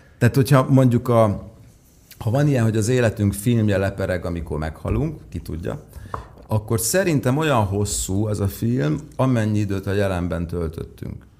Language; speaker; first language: Hungarian; native; Hungarian